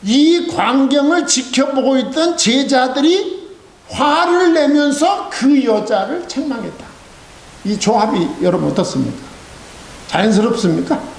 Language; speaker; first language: Korean; native; Korean